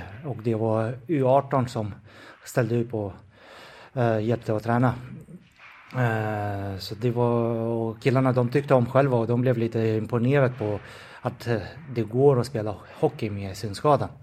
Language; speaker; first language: Swedish; non-native, fluent; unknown